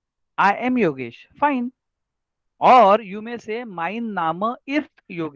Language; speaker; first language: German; non-native, learner; Marathi